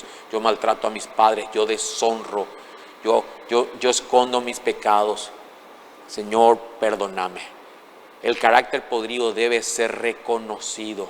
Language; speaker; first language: Spanish; native; Spanish